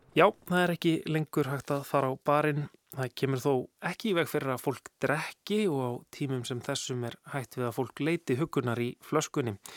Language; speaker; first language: Icelandic; native; Icelandic